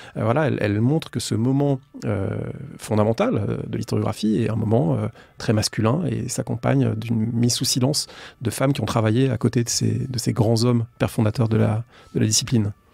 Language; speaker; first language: French; native; French